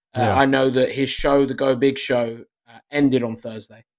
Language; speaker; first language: English; native; English